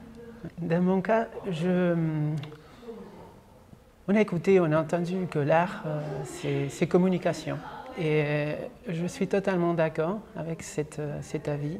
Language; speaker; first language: French; non-native, fluent; Spanish